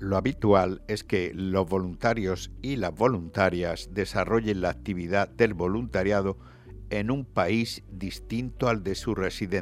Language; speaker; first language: Spanish; native; Spanish